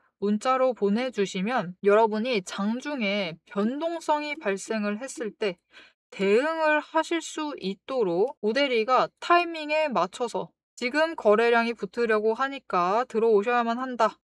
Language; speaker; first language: Korean; native; Korean